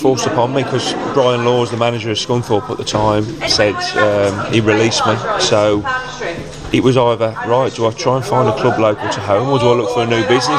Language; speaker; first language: English; native; English